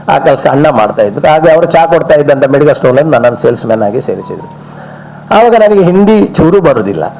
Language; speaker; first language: Kannada; non-native, local second language; Malayalam